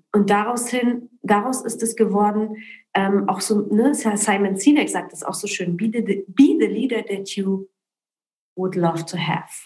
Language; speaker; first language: German; early bilingual, other home language; Polish